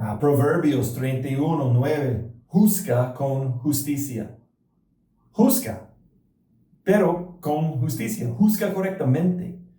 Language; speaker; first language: Spanish; non-native, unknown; English